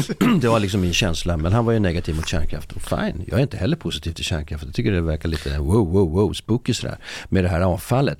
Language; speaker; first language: Swedish; native; Swedish